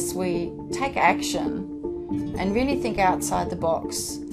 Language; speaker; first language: English; non-native, fluent; Danish